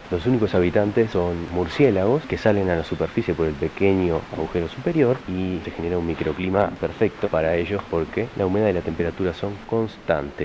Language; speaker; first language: Spanish; native; Spanish